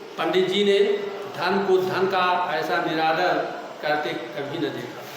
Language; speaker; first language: Hindi; native; Hindi